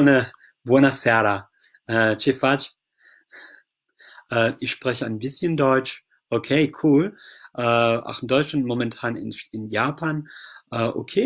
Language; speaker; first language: German; non-native, fluent; English